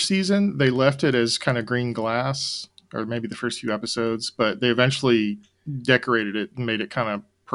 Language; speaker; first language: English; native; English